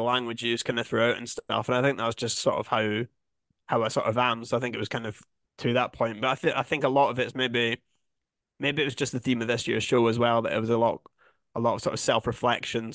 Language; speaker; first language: English; native; English